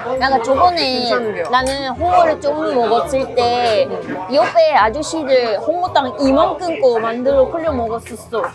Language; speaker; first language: Korean; non-native, fluent; Japanese